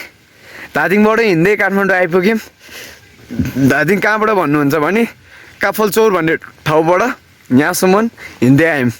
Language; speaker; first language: Nepali; native; Nepali